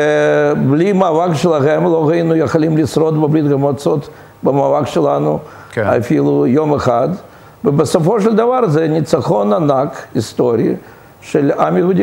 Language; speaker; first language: Hebrew; non-native, fluent; Russian